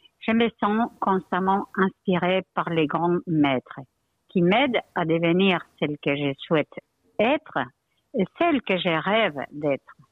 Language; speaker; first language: French; non-native, fluent; Spanish